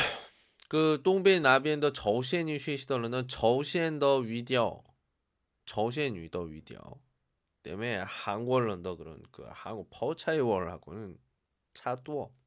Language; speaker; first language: Chinese; non-native, learner; Korean